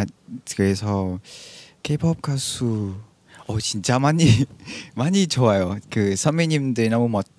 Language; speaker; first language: Korean; non-native, learner; Vietnamese